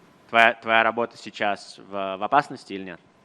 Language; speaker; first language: Russian; native; Russian